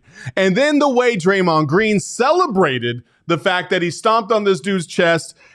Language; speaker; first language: English; native; English